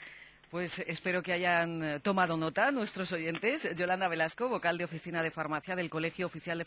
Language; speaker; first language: Spanish; native; Spanish